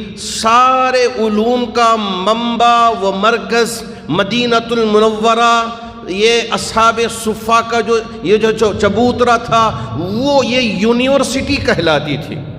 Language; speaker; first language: Urdu; native; Urdu